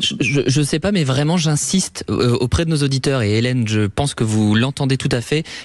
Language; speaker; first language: French; native; French